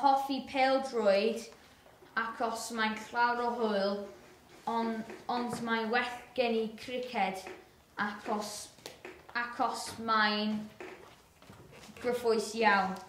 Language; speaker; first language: Welsh; non-native, learner; English